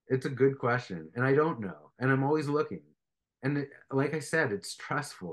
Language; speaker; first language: English; native; English